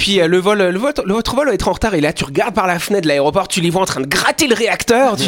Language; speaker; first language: French; native; French